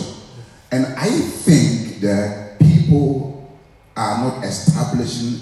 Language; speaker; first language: English; non-native, local second language; Akan